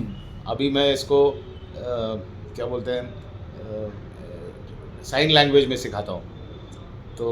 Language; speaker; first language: Hindi; non-native, local second language; Malayalam